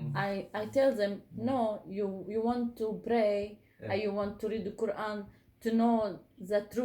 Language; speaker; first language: English; non-native, learner; Arabic